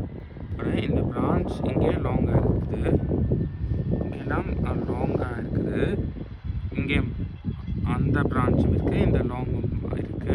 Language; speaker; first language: Tamil; early bilingual, heritage; Tamil